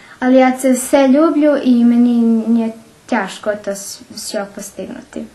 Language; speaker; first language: Ukrainian; early bilingual, heritage; Ukrainian